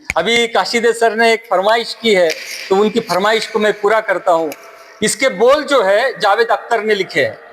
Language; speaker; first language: Hindi; non-native, local second language; Marathi